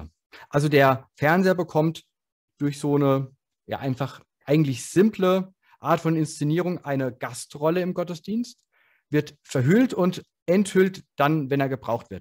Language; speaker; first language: German; native; German